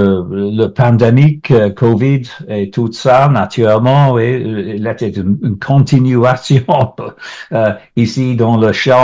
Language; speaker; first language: French; non-native, learner; English